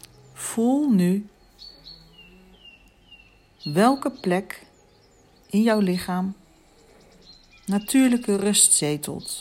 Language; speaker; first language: Dutch; native; Dutch